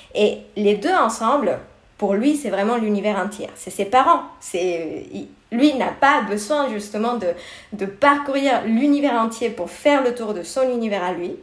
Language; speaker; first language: French; non-native, fluent; Spanish